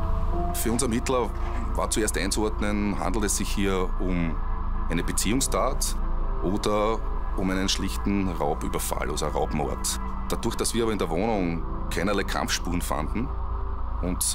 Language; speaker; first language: German; native; German